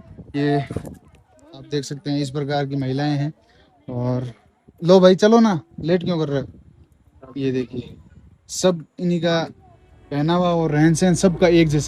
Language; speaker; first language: Hindi; native; Hindi